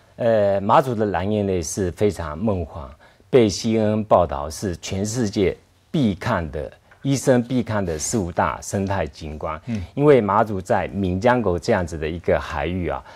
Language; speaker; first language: Chinese; native; Chinese